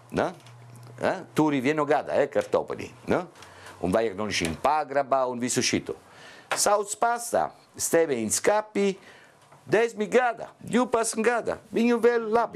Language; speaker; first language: Latvian; non-native, learner; Italian